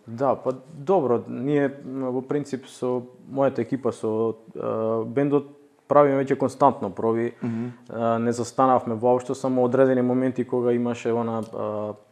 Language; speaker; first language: Macedonian; native; Macedonian